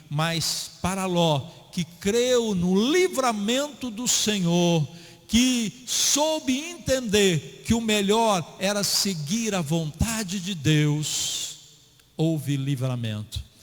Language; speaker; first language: Portuguese; native; Portuguese